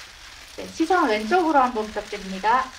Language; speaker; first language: Korean; native; Korean